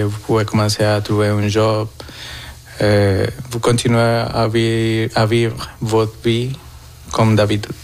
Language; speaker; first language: French; non-native, fluent; Spanish